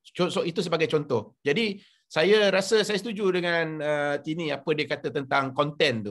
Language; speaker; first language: Malay; native; Malay